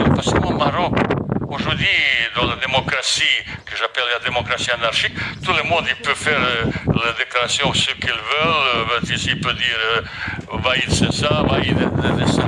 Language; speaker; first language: French; non-native, fluent; Bosnian